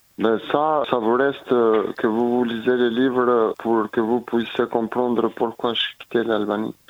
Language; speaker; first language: French; non-native, fluent; Albanian